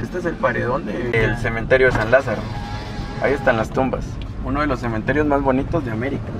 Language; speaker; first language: Spanish; native; Spanish